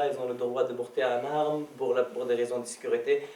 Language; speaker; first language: French; non-native, fluent; Arabic